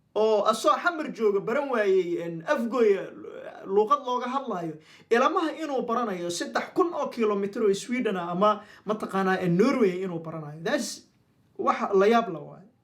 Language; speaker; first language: Somali; non-native, local second language; Maay